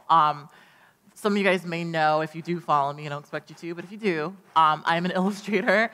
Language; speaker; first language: English; native; English